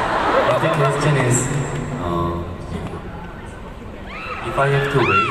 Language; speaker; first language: English; non-native, learner; Korean